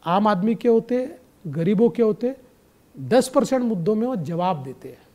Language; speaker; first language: Hindi; non-native, local second language; Marathi